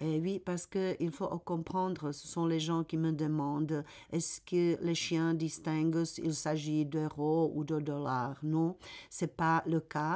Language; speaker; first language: French; non-native, fluent; Czech